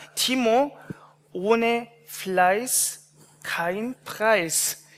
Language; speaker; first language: German; non-native, fluent; Korean